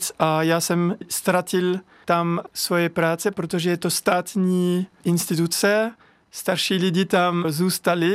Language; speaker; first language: Czech; non-native, learner; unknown